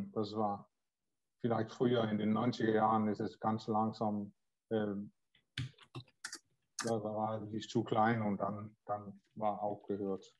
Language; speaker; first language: German; non-native, learner; Danish